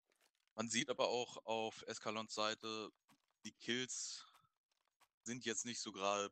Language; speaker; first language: German; native; German